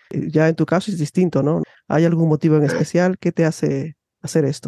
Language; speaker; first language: Spanish; native; Spanish